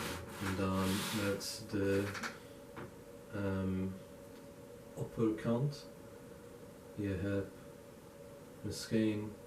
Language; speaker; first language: Dutch; non-native, learner; English